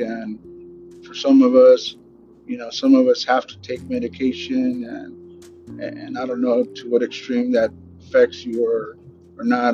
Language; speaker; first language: English; native; English